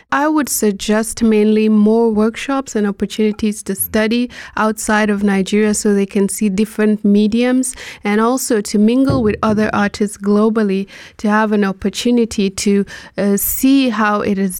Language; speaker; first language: English; non-native, local second language; Hausa